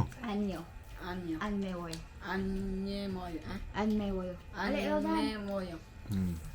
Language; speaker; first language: Korean; non-native, learner; Cebuano